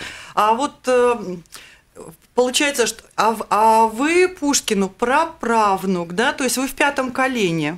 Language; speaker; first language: Russian; native; Russian